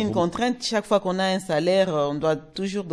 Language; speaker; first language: French; non-native, local second language; Lingala